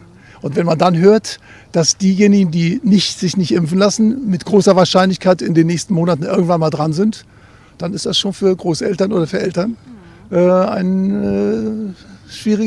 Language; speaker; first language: German; native; German